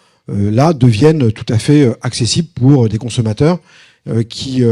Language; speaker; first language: French; native; French